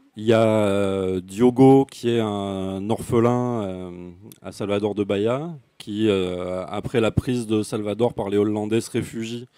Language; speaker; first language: French; native; French